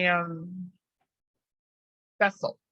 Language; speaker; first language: English; non-native, learner; Spanish